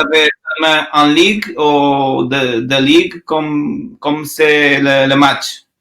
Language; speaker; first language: French; non-native, learner; Portuguese